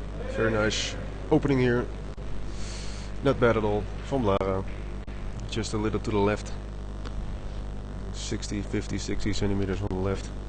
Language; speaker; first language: English; non-native, fluent; Dutch